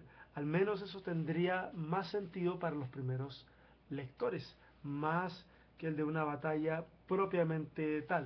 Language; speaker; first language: Spanish; native; Spanish